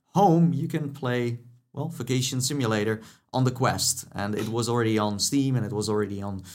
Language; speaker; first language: English; non-native, fluent; Dutch